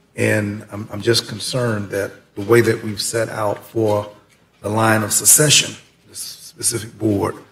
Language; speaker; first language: English; native; English